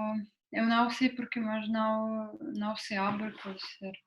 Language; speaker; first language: Portuguese; non-native, fluent; Russian